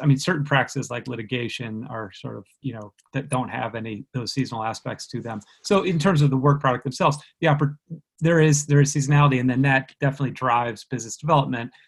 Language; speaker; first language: English; native; English